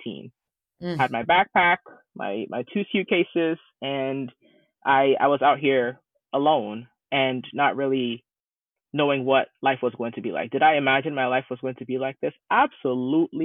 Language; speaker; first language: English; non-native, local second language; Akan